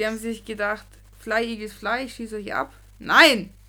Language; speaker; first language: German; native; German